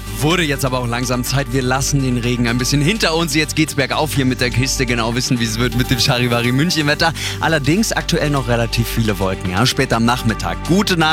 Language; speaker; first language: German; native; German